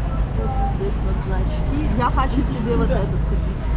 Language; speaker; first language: Russian; native; Russian